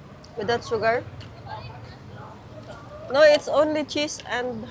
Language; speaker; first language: English; non-native, local second language; Cebuano